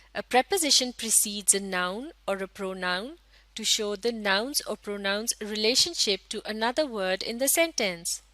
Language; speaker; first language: English; non-native, local second language; Urdu